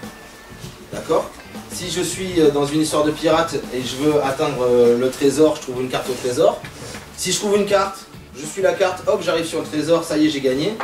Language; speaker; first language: French; native; French